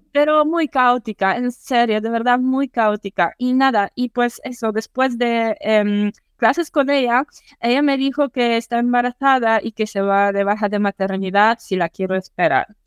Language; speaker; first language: Spanish; non-native, fluent; Polish